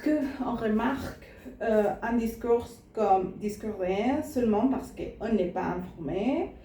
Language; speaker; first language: French; non-native, learner; Spanish